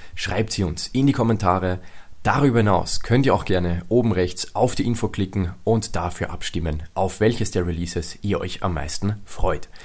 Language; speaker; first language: German; native; German